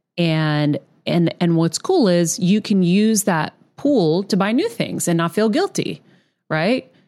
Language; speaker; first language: English; early bilingual, other home language; Greek